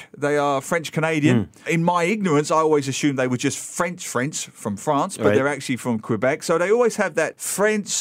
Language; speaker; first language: English; native; English